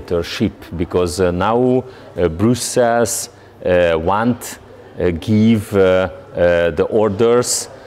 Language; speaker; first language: English; non-native, learner; Hungarian